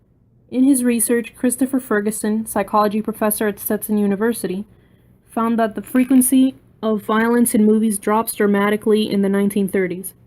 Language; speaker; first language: English; native; English